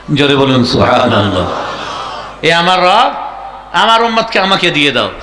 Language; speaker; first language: Bangla; non-native, local second language; Urdu